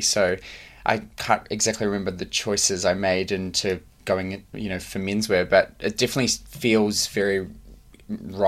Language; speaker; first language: English; native; English